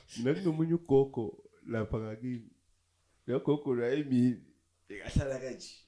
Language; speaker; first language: Zulu; native; Zulu